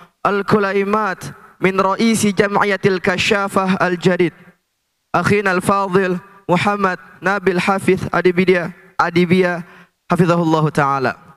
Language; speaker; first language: Arabic; non-native, learner; Indonesian